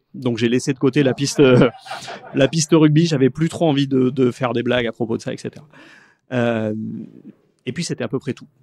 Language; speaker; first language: French; native; French